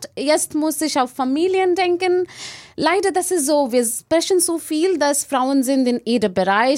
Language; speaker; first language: German; non-native, fluent; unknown